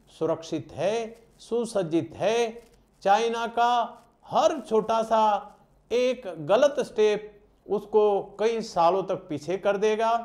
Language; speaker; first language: Hindi; non-native, local second language; Gujarati